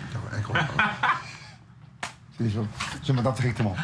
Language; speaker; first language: French; non-native, local second language; Dutch